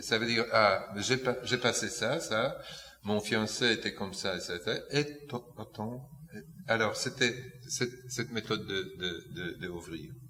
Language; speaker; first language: French; non-native, fluent; Polish